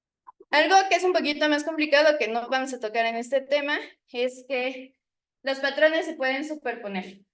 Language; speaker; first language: Spanish; native; Spanish